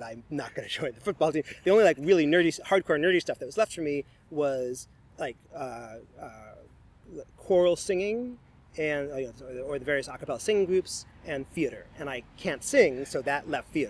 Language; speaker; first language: English; native; English